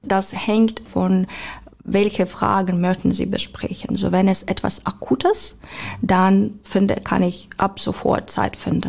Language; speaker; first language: German; non-native, learner; Ukrainian